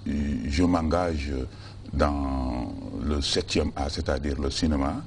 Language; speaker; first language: French; non-native, fluent; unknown